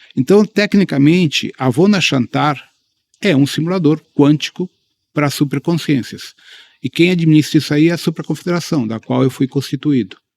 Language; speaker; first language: Portuguese; early bilingual, other home language; Spanish